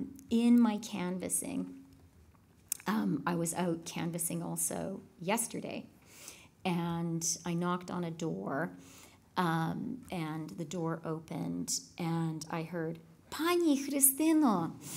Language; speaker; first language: English; native; English